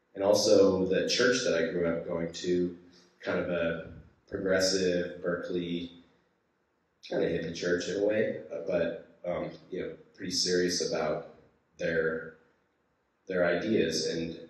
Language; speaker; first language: English; native; English